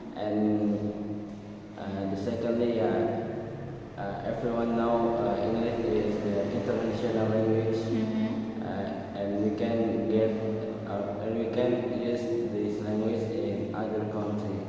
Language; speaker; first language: English; non-native, learner; Indonesian